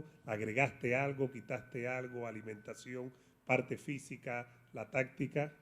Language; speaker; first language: Spanish; native; Spanish